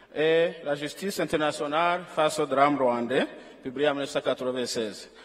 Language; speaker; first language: French; non-native, local second language; Kinyarwanda